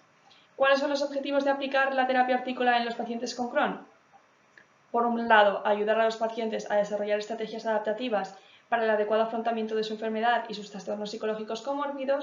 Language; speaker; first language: Spanish; native; Spanish